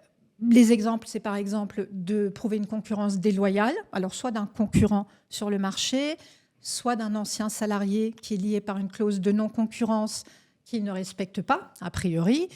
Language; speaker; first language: French; native; French